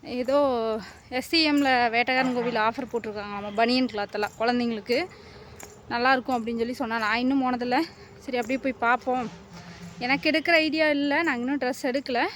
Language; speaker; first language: Tamil; native; Tamil